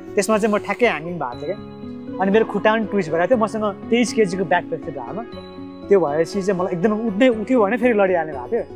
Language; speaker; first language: Nepali; non-native, local second language; Sherpa